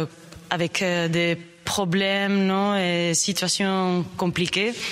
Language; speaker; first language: French; non-native, learner; Spanish